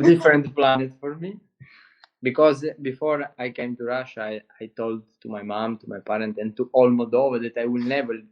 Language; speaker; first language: English; non-native, learner; Romanian